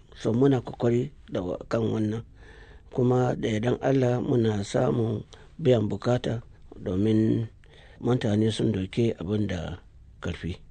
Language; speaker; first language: Hausa; non-native, local second language; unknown